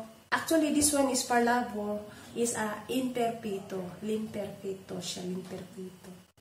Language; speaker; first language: Italian; non-native, learner; Cebuano